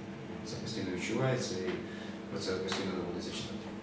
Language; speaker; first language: Ukrainian; native; Ukrainian